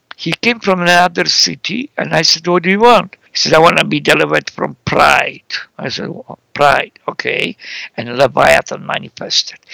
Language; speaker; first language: English; non-native, fluent; Polish